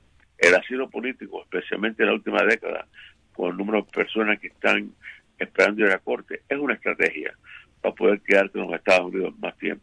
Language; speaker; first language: Spanish; native; Spanish